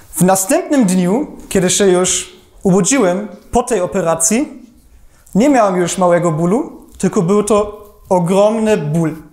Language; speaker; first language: Polish; non-native, fluent; German